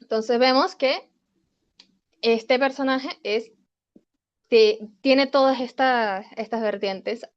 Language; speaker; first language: Spanish; native; Spanish